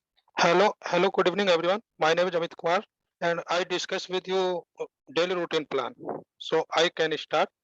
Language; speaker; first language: English; non-native, learner; Hindi